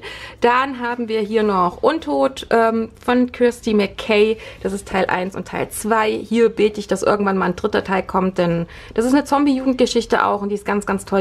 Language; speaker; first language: German; native; German